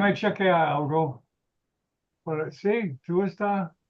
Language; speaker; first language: Spanish; non-native, learner; English